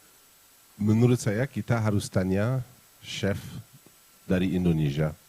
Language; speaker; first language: Indonesian; non-native, fluent; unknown